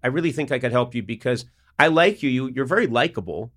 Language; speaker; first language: English; native; English